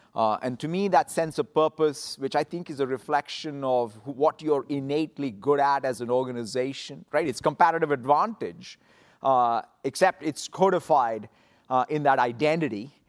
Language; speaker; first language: English; non-native, local second language; Telugu